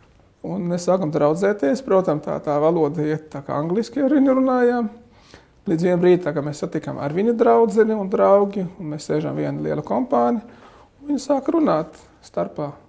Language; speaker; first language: Latvian; non-native, fluent; Arabic